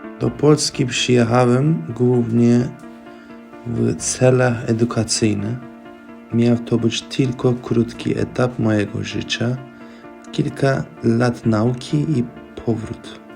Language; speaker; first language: Polish; non-native, fluent; Turkish